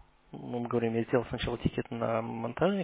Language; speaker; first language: Russian; native; Russian